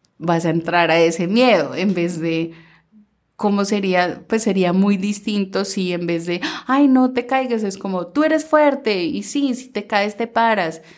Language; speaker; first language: Spanish; early bilingual, heritage; Spanish